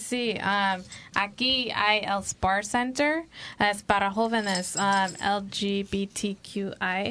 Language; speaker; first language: Spanish; non-native, learner; English